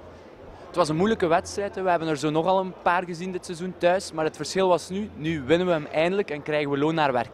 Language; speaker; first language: Dutch; native; Dutch